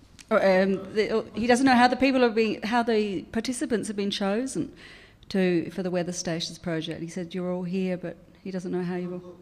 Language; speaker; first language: English; native; English